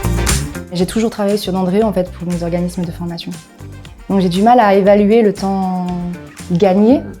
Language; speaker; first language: French; native; French